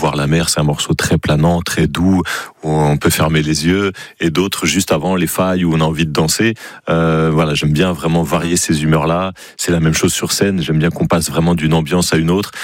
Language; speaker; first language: French; native; French